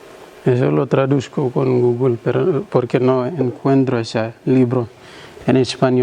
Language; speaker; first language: Spanish; non-native, learner; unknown